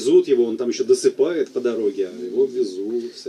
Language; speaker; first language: Russian; native; Russian